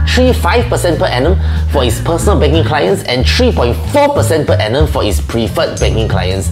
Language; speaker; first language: English; native; English